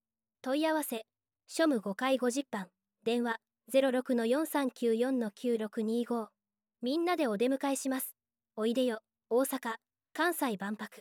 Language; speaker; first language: Japanese; native; Japanese